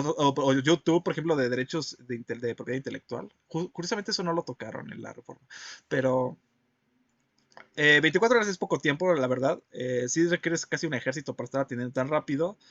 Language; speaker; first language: Spanish; native; Spanish